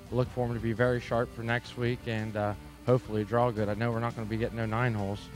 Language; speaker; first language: English; native; English